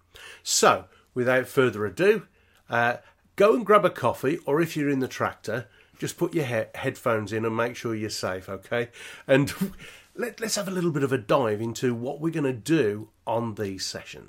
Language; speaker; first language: English; native; English